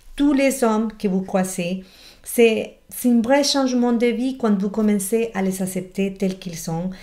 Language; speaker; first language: French; non-native, fluent; Spanish